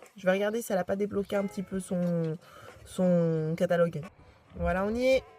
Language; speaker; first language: French; native; French